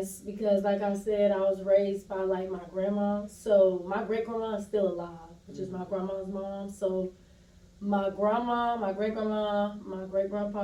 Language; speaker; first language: English; native; English